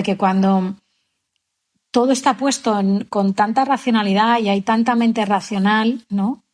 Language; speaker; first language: Spanish; native; Spanish